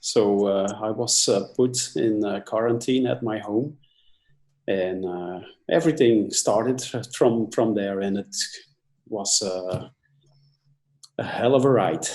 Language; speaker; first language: English; non-native, fluent; Dutch